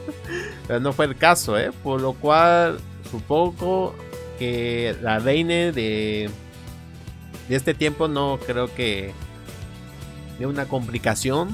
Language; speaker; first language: Spanish; native; Spanish